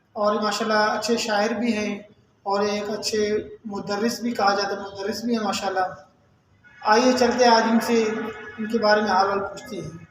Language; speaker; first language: Urdu; non-native, local second language; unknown